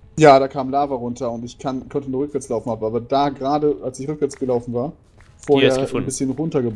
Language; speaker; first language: German; native; German